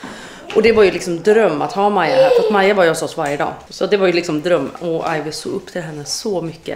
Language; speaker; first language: Swedish; native; Swedish